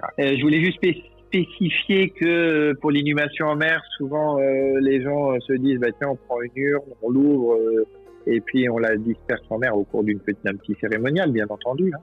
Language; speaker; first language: French; native; French